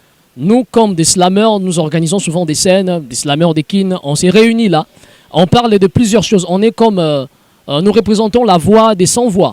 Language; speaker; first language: French; non-native, local second language; Lingala